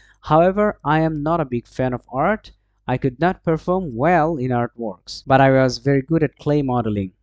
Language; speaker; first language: English; non-native, local second language; Bangla